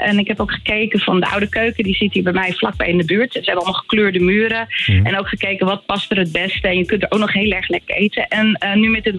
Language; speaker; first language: Dutch; native; Dutch